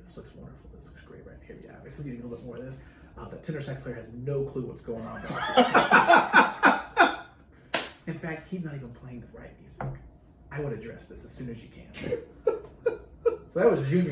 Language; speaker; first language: English; native; English